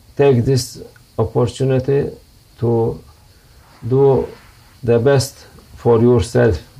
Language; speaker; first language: English; non-native, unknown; Turkish